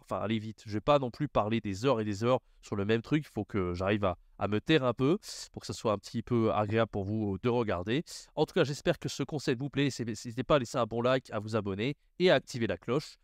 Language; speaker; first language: French; native; French